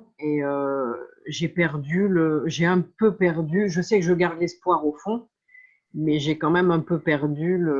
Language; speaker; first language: French; native; French